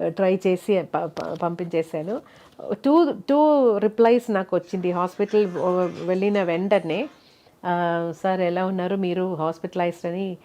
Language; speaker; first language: Telugu; non-native, local second language; Malayalam